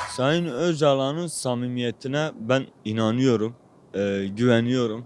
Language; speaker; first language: Turkish; non-native, local second language; Kurdish